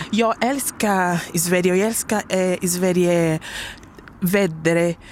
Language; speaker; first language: Swedish; non-native, learner; Portuguese